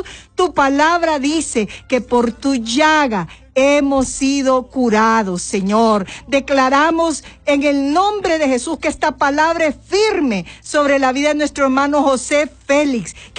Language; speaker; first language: Spanish; native; Spanish